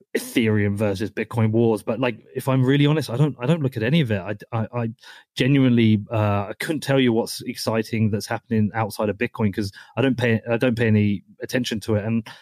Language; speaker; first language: English; native; English